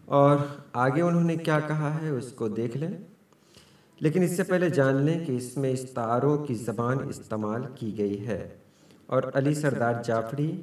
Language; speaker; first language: Urdu; native; Urdu